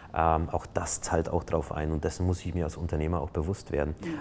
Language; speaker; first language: German; non-native, fluent; Polish